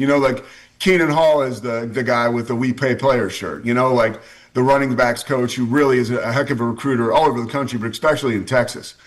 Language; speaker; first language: English; native; English